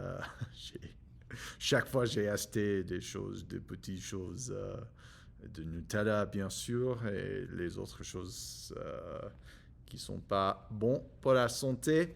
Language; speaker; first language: French; non-native, learner; English